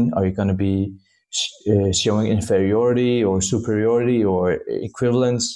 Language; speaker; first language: English; non-native, fluent; Danish